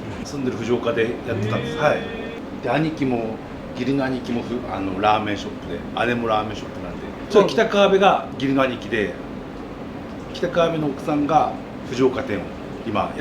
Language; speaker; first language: Japanese; native; Japanese